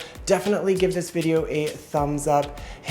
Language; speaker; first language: English; native; English